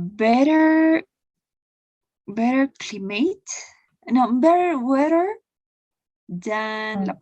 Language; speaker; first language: English; non-native, learner; Spanish